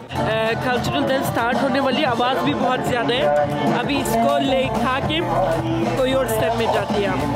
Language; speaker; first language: Hindi; non-native, fluent; Turkish